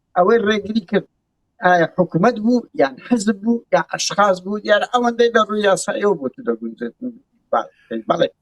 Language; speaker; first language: Central Kurdish; non-native, local second language; Kurdish